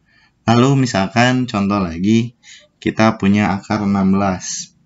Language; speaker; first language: Indonesian; native; Indonesian